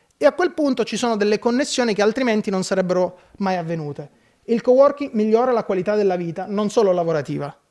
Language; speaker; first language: Italian; native; Italian